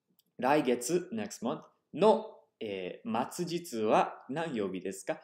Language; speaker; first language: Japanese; non-native, fluent; English